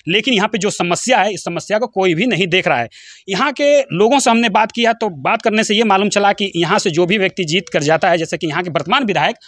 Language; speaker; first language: Hindi; native; Hindi